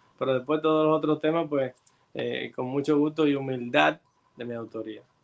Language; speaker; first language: Spanish; native; Spanish